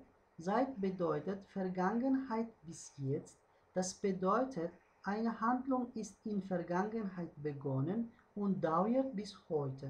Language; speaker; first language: German; non-native, fluent; Uzbek